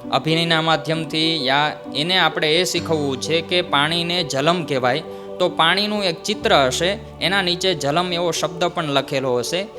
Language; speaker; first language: Gujarati; native; Gujarati